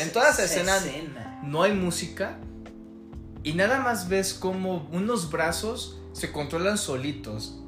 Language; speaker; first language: Spanish; native; Spanish